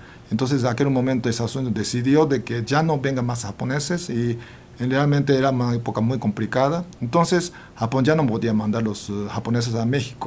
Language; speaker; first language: Spanish; non-native, fluent; Japanese